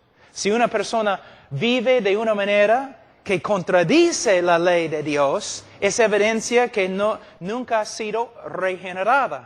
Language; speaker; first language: Spanish; non-native, fluent; English